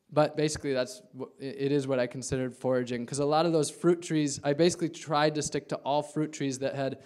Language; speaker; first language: English; native; English